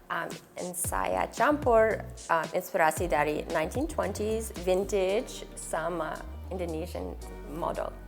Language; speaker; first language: Indonesian; early bilingual, heritage; English